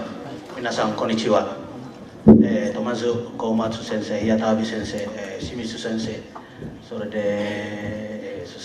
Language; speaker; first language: Japanese; non-native, learner; Indonesian